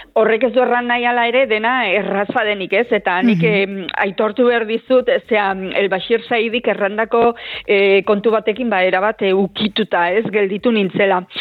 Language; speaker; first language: Basque; native; Basque